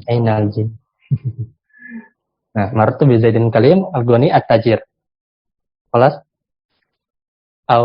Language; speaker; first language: Arabic; non-native, fluent; Indonesian